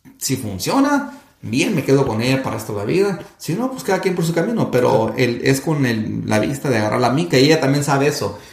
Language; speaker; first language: Spanish; early bilingual, heritage; Spanish